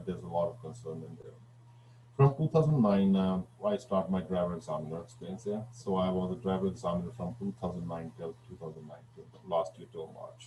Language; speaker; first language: English; non-native, fluent; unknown